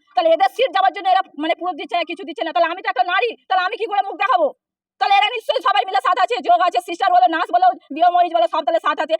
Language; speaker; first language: Bangla; non-native, local second language; Hindi